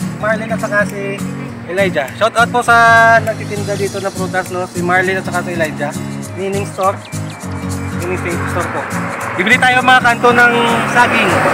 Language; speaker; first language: Filipino; non-native, local second language; Hiligaynon